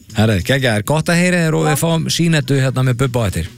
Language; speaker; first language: Icelandic; native; Icelandic